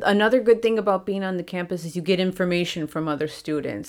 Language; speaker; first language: English; native; English